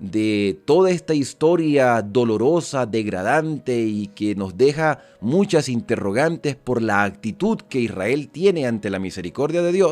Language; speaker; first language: Spanish; native; Spanish